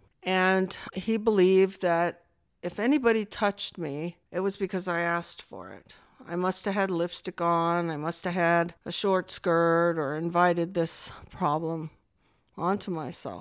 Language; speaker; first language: English; native; English